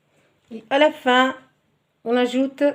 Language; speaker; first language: French; non-native, local second language; Arabic